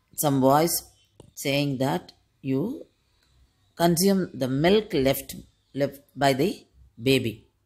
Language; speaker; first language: English; non-native, local second language; Tamil